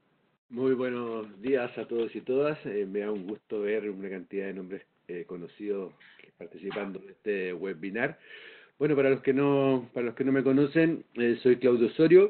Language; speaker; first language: Spanish; native; Spanish